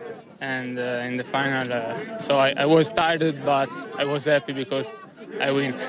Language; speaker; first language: English; non-native, learner; Italian